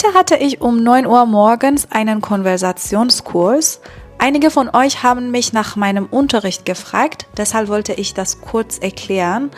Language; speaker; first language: German; non-native, fluent; Persian